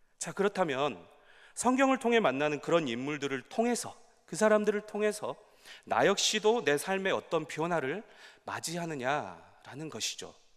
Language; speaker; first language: Korean; native; Korean